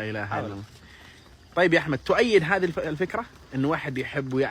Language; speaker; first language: Arabic; native; Arabic